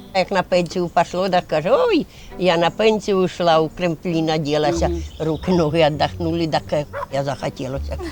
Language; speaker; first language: Ukrainian; native; Ukrainian